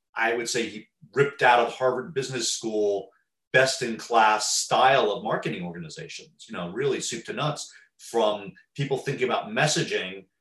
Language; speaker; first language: English; native; English